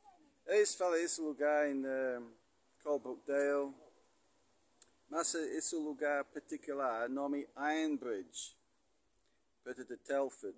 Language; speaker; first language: Portuguese; non-native, learner; English